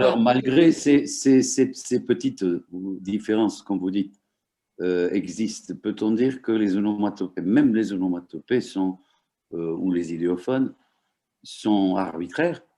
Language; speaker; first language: French; non-native, fluent; Turkish